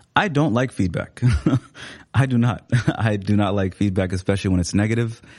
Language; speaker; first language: English; early bilingual, other home language; Somali